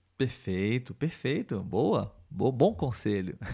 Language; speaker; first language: Portuguese; native; Portuguese